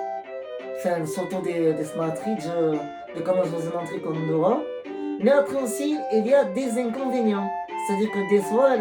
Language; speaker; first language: French; native; French